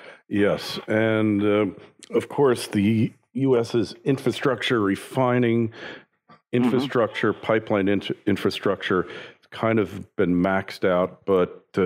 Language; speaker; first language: English; native; English